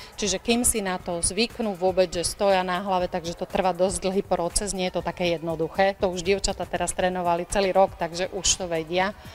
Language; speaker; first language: Slovak; native; Slovak